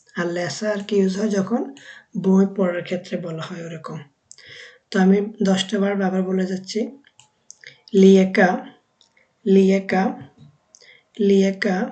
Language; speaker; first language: Bangla; native; Bangla